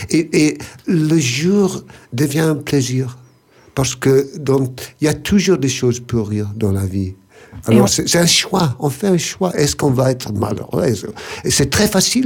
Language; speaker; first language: French; non-native, fluent; English